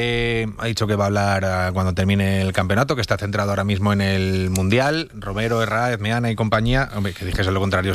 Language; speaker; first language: Spanish; native; Spanish